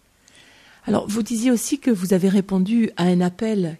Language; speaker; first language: French; native; French